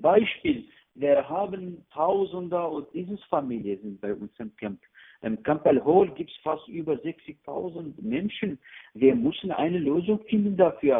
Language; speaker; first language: German; non-native, learner; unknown